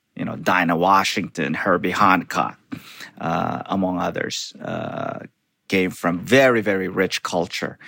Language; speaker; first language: English; non-native, local second language; Filipino